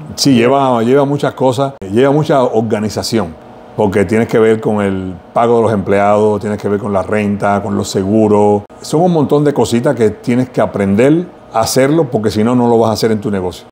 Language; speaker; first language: Spanish; native; Spanish